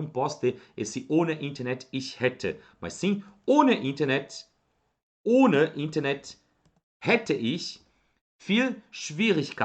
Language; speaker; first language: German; non-native, fluent; Portuguese